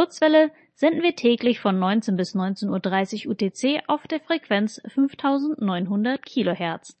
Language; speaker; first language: German; native; German